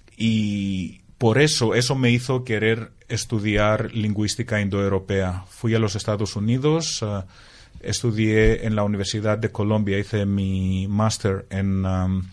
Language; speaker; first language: Spanish; non-native, fluent; Greek